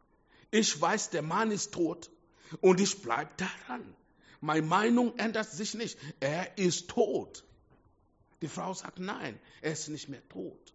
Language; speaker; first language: German; non-native, fluent; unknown